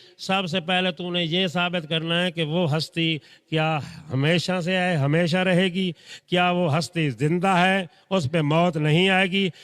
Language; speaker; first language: Urdu; non-native, local second language; Saraiki